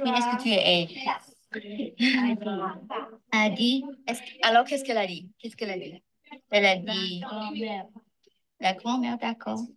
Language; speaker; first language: French; non-native, learner; English